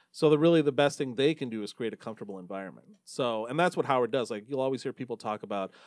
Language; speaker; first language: English; native; English